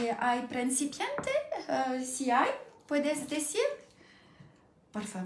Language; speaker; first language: Spanish; non-native, learner; French